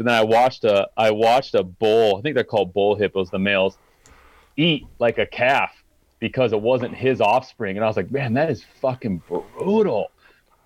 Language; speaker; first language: English; native; English